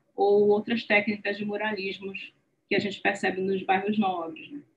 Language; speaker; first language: Portuguese; native; Portuguese